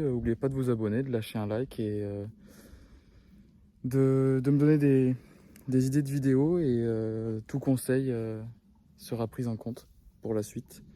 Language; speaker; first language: French; native; French